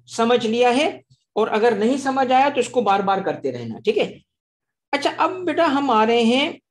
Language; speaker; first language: Urdu; non-native, local second language; Sindhi